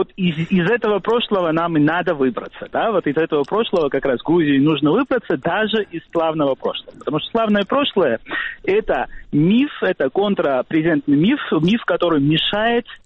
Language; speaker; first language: Russian; non-native, fluent; Georgian